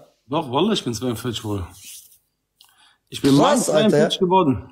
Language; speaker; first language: German; non-native, local second language; Arabic